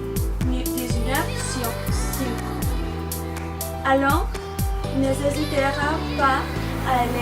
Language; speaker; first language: French; non-native, learner; Spanish